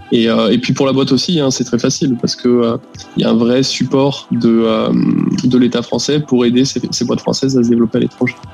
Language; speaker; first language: French; native; French